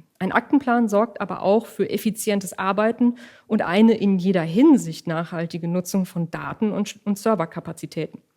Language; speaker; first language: German; native; German